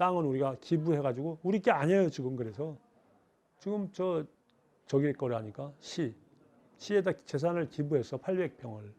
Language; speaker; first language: Korean; native; Korean